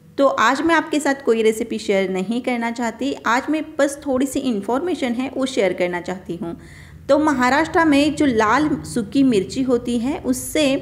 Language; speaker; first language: Hindi; non-native, local second language; Marathi